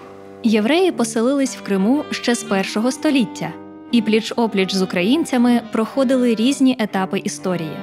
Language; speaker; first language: Ukrainian; native; Ukrainian